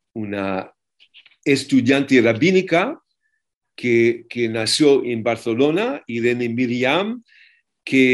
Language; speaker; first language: Spanish; non-native, fluent; English